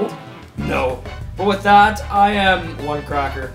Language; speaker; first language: English; native; English